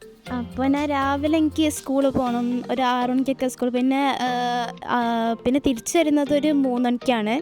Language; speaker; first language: Malayalam; early bilingual, heritage; Malayalam